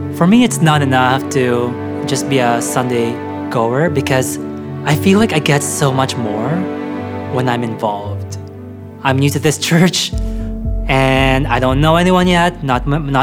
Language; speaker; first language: English; non-native, local second language; Filipino